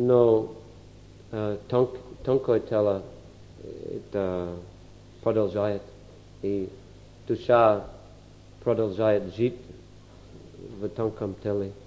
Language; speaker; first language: Russian; non-native, fluent; English